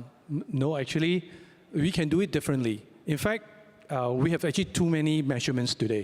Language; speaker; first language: English; native; English